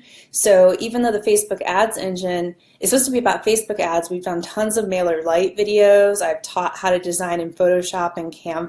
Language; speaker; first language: English; native; English